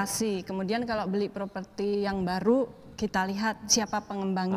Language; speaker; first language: Indonesian; native; Indonesian